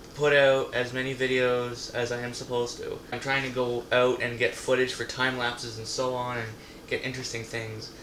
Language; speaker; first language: English; native; English